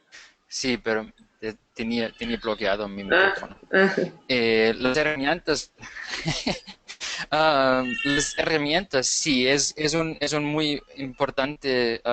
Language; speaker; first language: Spanish; non-native, fluent; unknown